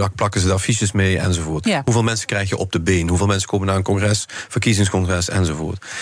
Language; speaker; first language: Dutch; native; Dutch